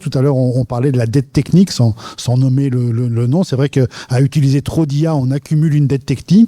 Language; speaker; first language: French; native; French